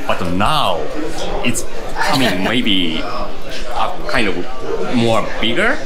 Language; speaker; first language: English; non-native, learner; Japanese